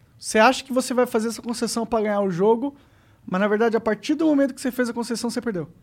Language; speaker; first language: Portuguese; native; Portuguese